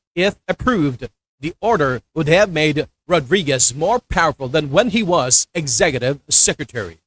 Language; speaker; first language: English; non-native, local second language; Filipino